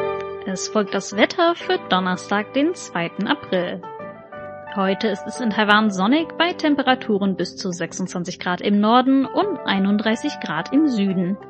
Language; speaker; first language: German; native; German